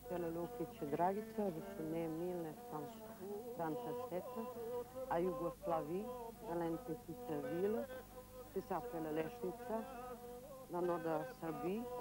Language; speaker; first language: French; non-native, learner; Serbian